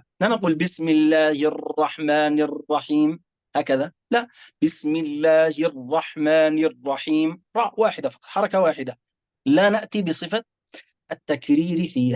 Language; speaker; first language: Arabic; native; Arabic